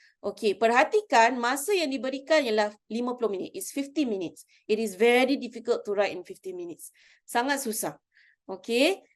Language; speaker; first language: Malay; native; Malay